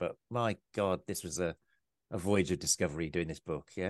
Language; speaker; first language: English; native; English